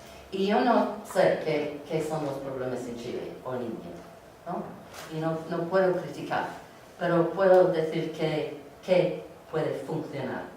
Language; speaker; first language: Spanish; non-native, learner; English